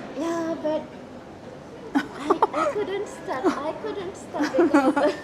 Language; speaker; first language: English; non-native, learner; Japanese